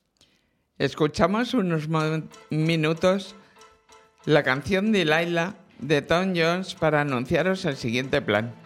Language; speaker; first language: Spanish; native; Spanish